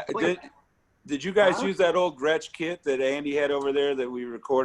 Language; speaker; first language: English; native; English